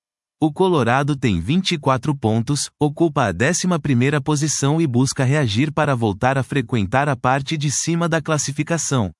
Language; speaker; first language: Portuguese; native; Portuguese